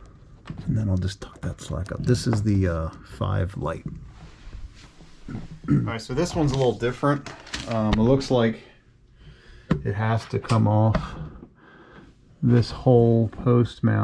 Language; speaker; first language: English; native; English